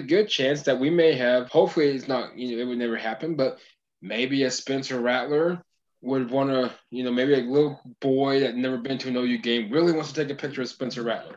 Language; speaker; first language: English; native; English